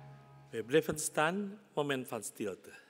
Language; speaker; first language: Dutch; non-native, fluent; Indonesian